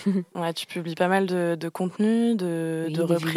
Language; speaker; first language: French; native; French